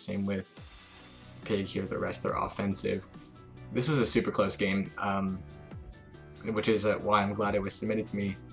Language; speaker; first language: English; native; English